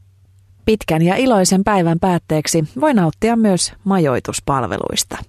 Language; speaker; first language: Finnish; native; Finnish